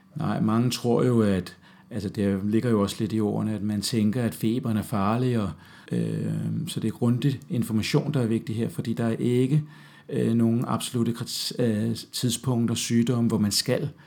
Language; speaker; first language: Danish; native; Danish